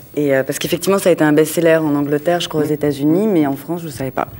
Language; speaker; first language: French; native; French